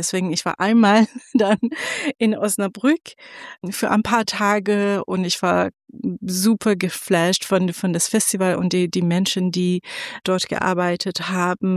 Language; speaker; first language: German; non-native, fluent; Persian